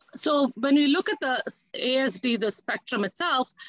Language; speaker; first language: English; non-native, local second language; Tamil